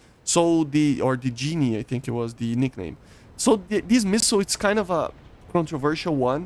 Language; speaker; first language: English; non-native, fluent; Portuguese